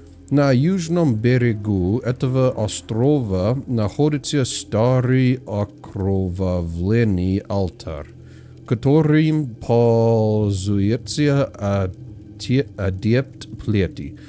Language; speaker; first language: Russian; non-native, learner; English